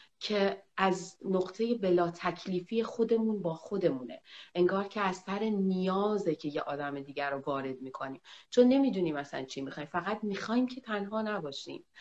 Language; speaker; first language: Persian; native; Persian